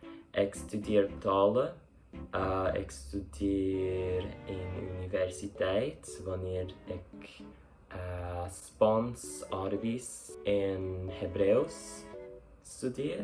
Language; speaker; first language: Dutch; non-native, learner; English